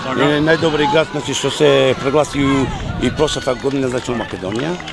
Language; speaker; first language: Macedonian; non-native, local second language; Albanian